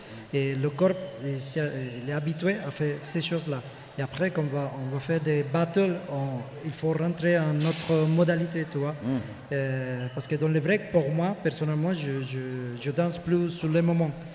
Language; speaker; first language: French; non-native, fluent; Spanish